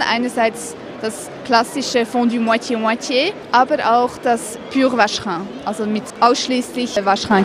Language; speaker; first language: German; native; German